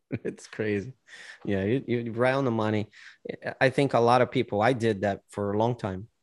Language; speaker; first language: English; non-native, fluent; Portuguese